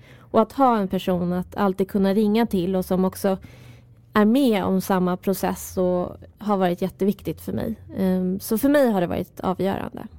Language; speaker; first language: Swedish; early bilingual, other home language; Persian